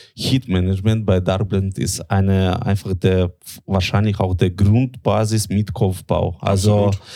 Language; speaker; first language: German; non-native, fluent; Russian